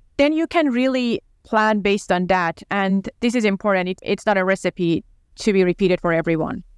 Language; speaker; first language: English; non-native, fluent; Persian